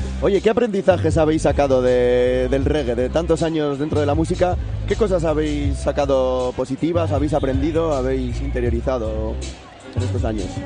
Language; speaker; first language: Spanish; native; Spanish